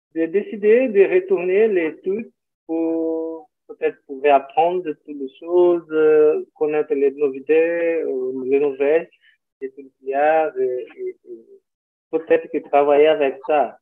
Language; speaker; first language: French; non-native, learner; Portuguese